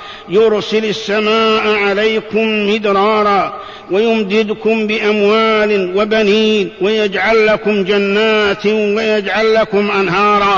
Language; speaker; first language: Arabic; native; Arabic